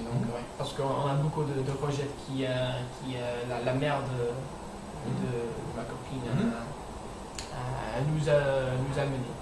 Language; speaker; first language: French; non-native, learner; English